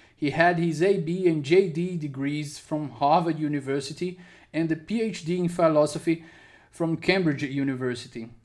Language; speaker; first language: English; non-native, fluent; Portuguese